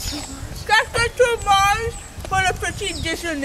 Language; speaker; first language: French; non-native, learner; English